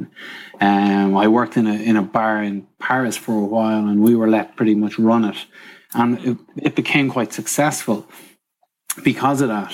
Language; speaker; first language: English; native; English